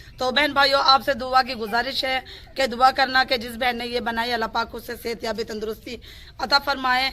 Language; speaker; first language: Urdu; non-native, local second language; Punjabi